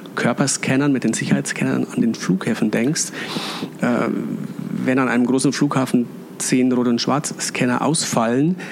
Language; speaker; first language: German; native; German